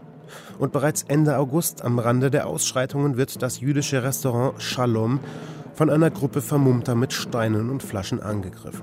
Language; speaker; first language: German; native; German